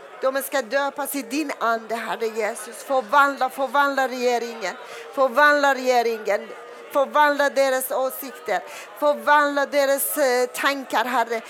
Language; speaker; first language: Swedish; non-native, fluent; Persian